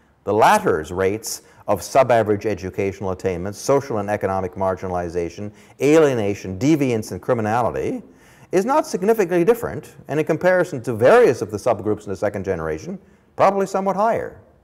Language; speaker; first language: English; early bilingual, other home language; German